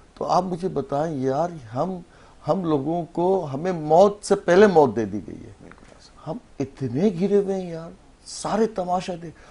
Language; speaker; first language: Urdu; native; Urdu